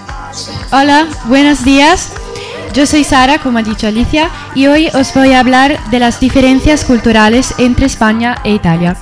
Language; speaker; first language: Spanish; non-native, fluent; Italian